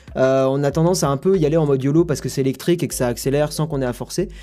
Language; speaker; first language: French; native; French